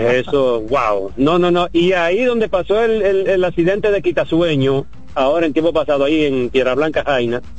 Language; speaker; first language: Spanish; native; Spanish